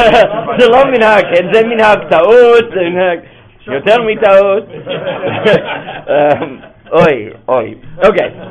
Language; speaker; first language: Hebrew; non-native, fluent; English